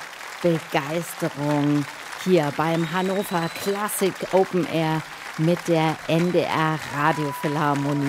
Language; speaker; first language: German; native; German